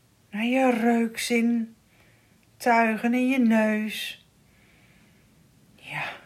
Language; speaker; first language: Dutch; native; Dutch